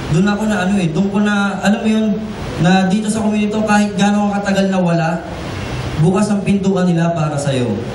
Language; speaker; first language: Filipino; native; Filipino